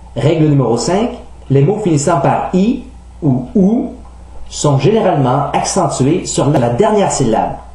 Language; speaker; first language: French; native; French